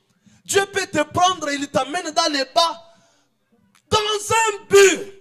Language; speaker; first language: French; non-native, local second language; Swahili